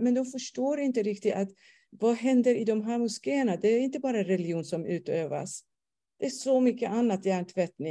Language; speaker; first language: Swedish; non-native, fluent; Persian